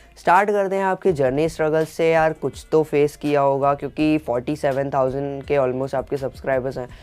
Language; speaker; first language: Hindi; native; Hindi